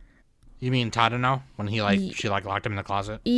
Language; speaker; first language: English; native; English